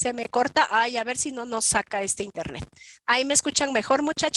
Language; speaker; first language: Spanish; native; Spanish